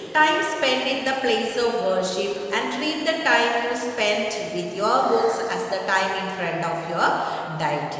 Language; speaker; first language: English; non-native, local second language; Malayalam